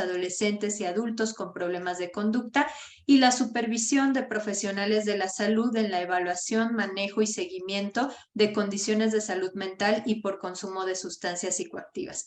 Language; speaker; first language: Spanish; native; Spanish